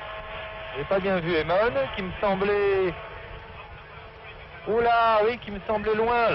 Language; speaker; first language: French; native; French